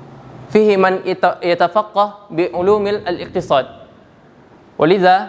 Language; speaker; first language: Arabic; non-native, learner; Indonesian